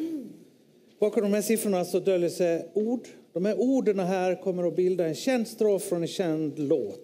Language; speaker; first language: Swedish; native; Swedish